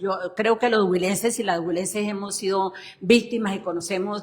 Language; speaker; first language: Spanish; native; Spanish